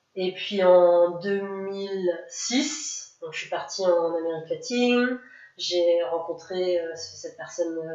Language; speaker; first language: French; native; French